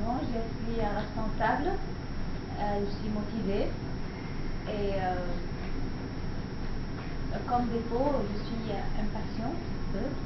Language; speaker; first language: French; non-native, learner; Arabic